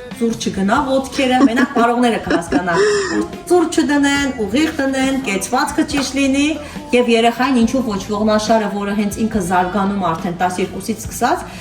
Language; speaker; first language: Armenian; native; Armenian